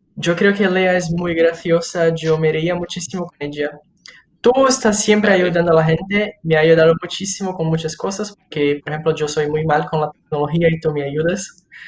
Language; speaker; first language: Spanish; non-native, fluent; Portuguese